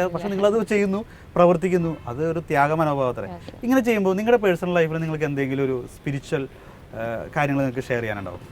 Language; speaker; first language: Malayalam; native; Malayalam